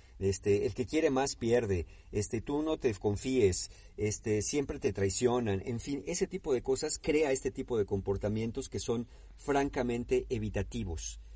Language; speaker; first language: Spanish; native; Spanish